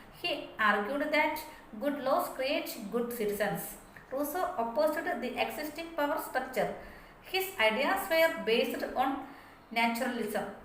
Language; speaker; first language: English; non-native, local second language; Malayalam